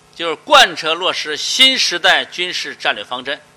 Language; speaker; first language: Chinese; native; Chinese